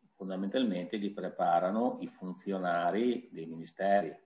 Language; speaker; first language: Italian; native; Italian